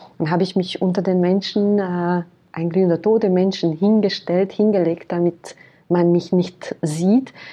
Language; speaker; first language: German; non-native, fluent; Hungarian